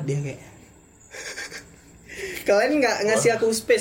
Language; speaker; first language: Indonesian; native; Indonesian